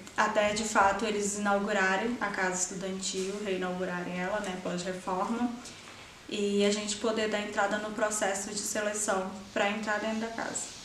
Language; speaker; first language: Portuguese; native; Portuguese